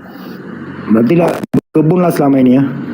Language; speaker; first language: Indonesian; native; Indonesian